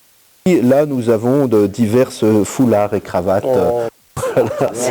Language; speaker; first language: French; native; French